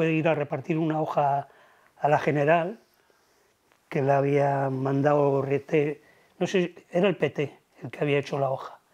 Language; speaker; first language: Spanish; native; Spanish